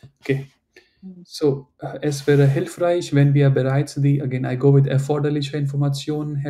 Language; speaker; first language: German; non-native, fluent; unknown